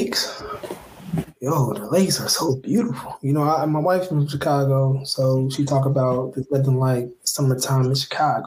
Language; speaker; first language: English; native; English